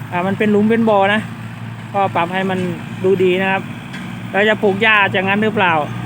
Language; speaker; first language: Thai; native; Thai